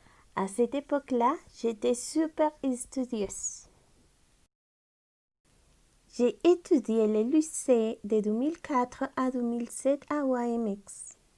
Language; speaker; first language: French; non-native, fluent; Spanish